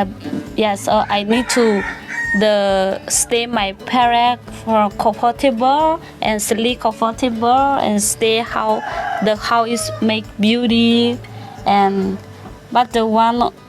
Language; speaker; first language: English; non-native, learner; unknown